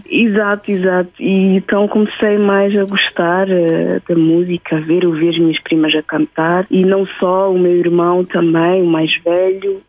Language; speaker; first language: Portuguese; early bilingual, heritage; Portuguese